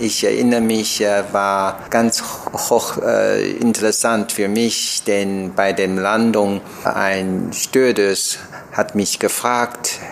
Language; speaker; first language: German; non-native, learner; Chinese